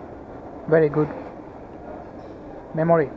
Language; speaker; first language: English; non-native, learner; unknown